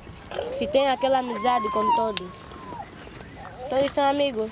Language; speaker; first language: Portuguese; native; Portuguese